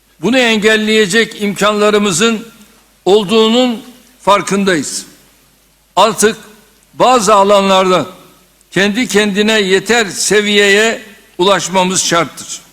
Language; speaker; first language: Turkish; native; Turkish